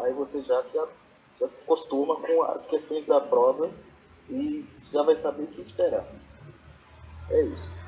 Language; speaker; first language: Portuguese; non-native, fluent; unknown